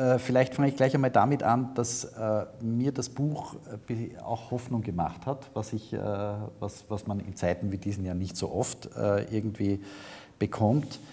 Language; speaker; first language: German; native; German